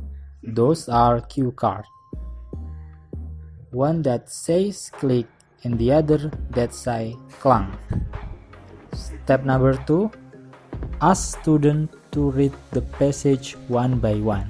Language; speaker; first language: English; non-native, learner; Indonesian